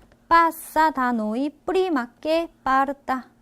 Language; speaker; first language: Italian; non-native, fluent; Korean